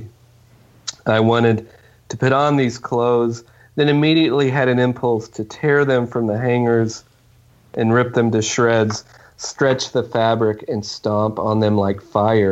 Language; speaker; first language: English; native; English